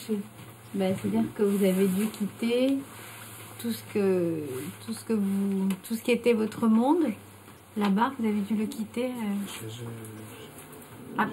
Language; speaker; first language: French; native; French